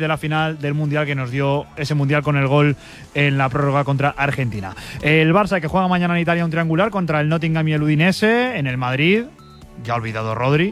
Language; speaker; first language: Spanish; native; Spanish